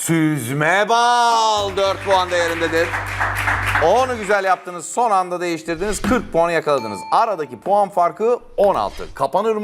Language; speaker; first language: Turkish; native; Turkish